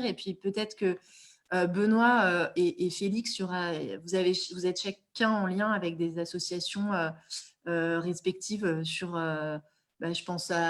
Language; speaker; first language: French; native; French